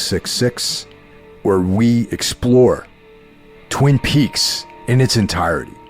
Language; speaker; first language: English; native; English